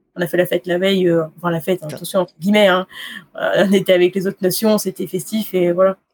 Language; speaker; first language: French; native; French